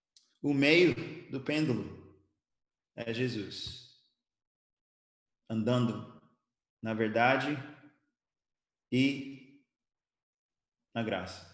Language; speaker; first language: Portuguese; early bilingual, other home language; English